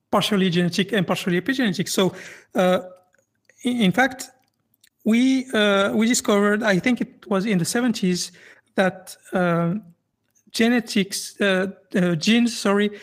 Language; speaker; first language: English; non-native, fluent; French